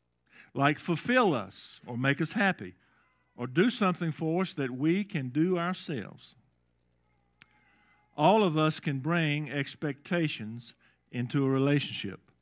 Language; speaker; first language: English; native; English